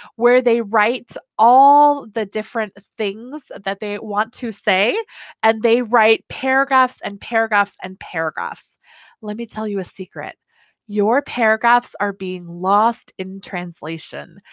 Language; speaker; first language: English; native; English